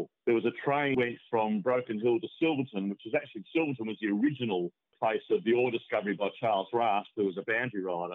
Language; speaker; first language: English; native; English